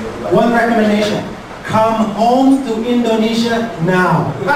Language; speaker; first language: English; native; English